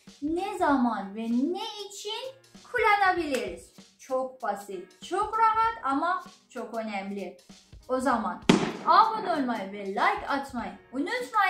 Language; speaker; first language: Turkish; non-native, learner; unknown